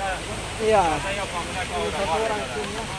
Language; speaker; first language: Indonesian; non-native, learner; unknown